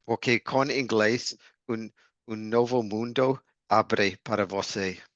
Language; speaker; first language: Portuguese; non-native, learner; English